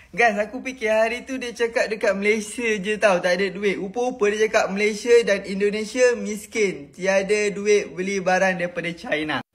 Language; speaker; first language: Malay; native; Malay